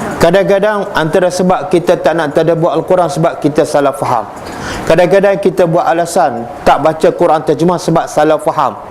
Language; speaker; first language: Malay; native; Malay